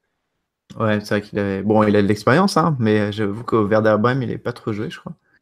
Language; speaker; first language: French; native; French